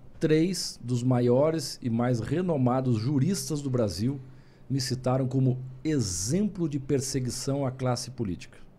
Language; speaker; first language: Portuguese; native; Portuguese